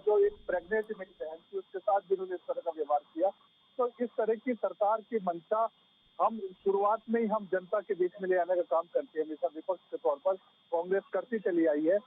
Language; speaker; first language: Hindi; native; Hindi